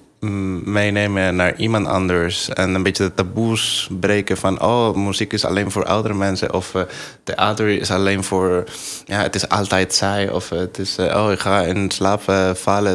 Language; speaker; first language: Dutch; non-native, fluent; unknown